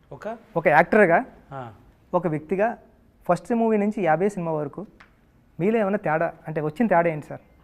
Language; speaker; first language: Telugu; native; Telugu